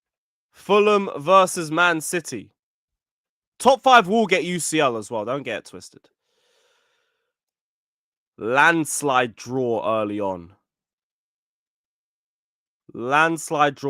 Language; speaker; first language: English; native; English